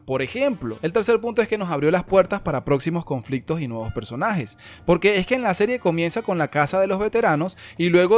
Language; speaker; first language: Spanish; native; Spanish